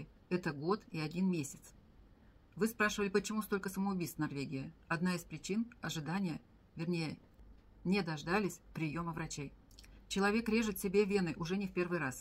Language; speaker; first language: Russian; native; Russian